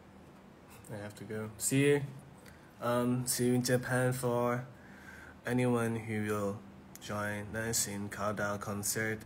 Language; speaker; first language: English; non-native, fluent; Thai